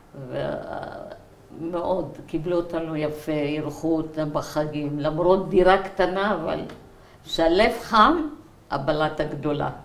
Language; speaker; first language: Hebrew; early bilingual, other home language; Arabic